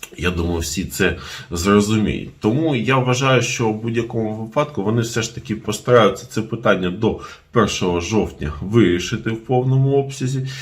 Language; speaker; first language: Ukrainian; non-native, local second language; Russian